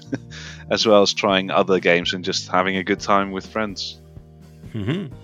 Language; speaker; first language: English; non-native, fluent; Dutch